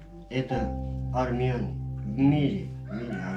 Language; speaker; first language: Russian; non-native, local second language; Armenian